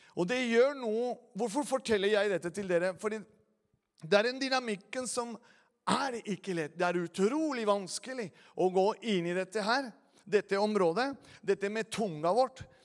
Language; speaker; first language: Norwegian; non-native, fluent; Spanish